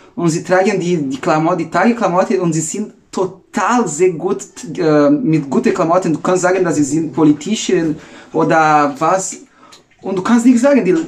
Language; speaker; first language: German; non-native, fluent; Portuguese